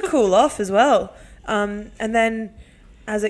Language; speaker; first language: English; native; English